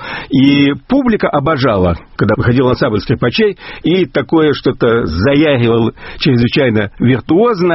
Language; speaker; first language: Russian; native; Russian